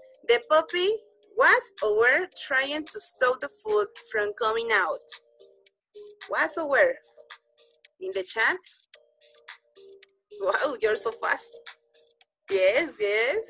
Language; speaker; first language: English; non-native, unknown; Spanish